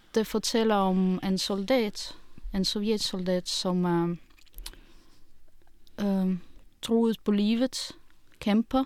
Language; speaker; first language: Danish; non-native, fluent; Russian